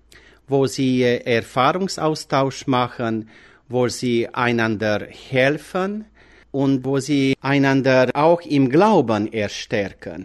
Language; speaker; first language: German; non-native, fluent; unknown